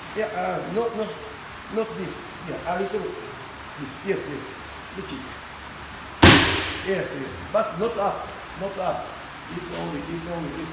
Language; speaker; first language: English; non-native, learner; Japanese